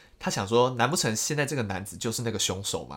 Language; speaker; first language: Chinese; native; Chinese